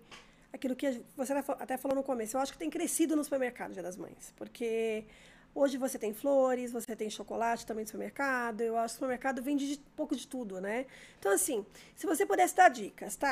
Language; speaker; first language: Portuguese; native; Portuguese